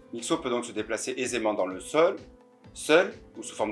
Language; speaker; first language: French; native; French